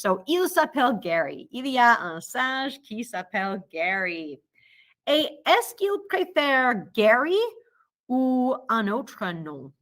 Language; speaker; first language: French; non-native, fluent; English